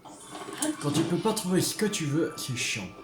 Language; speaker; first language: French; native; French